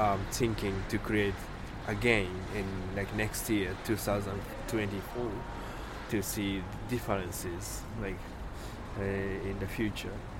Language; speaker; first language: English; non-native, learner; Japanese